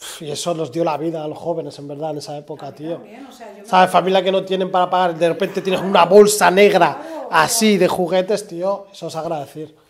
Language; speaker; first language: Spanish; early bilingual, other home language; Arabic